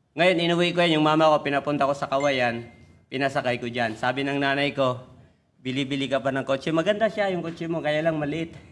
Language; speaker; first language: Filipino; non-native, local second language; Masbatenyo